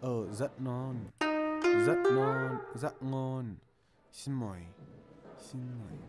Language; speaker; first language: Vietnamese; non-native, learner; English